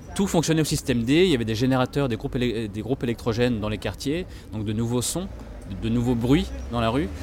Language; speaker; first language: French; native; French